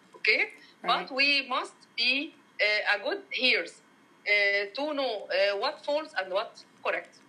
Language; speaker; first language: English; non-native, learner; Arabic